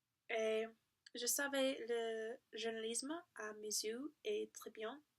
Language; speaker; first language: French; non-native, learner; English